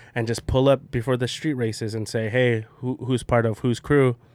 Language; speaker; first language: English; early bilingual, other home language; Filipino